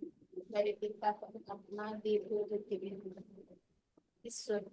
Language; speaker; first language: Hindi; non-native, local second language; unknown